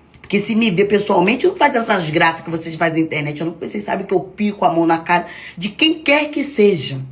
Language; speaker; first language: Portuguese; native; Portuguese